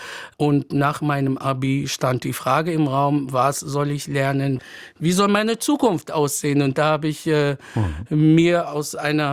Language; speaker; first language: German; non-native, fluent; Arabic